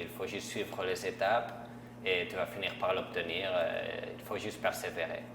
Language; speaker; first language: French; non-native, fluent; Catalan